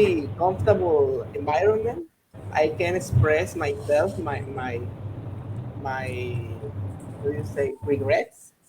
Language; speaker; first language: English; non-native, learner; Spanish